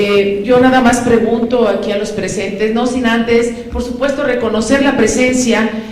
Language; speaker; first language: Spanish; native; Spanish